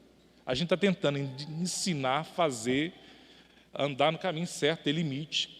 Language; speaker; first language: Portuguese; native; Portuguese